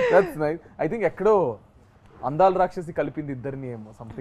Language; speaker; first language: Telugu; native; Telugu